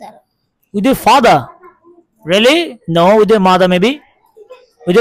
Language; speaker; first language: English; non-native, local second language; Bangla